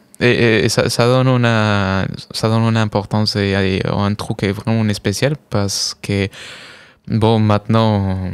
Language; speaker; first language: French; non-native, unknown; Spanish